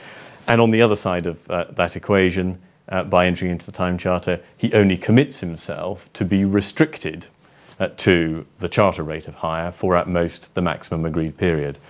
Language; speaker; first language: English; native; English